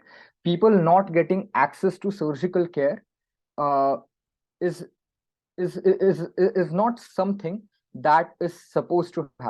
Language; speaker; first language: English; non-native, local second language; Marathi